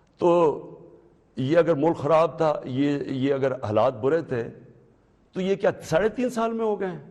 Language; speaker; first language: Urdu; native; Urdu